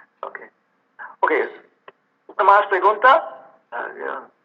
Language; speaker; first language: Spanish; non-native, learner; English